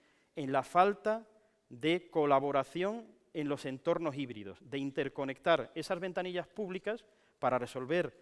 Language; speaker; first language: Spanish; native; Spanish